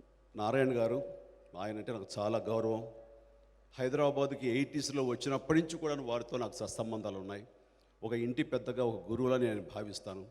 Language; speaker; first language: Telugu; native; Telugu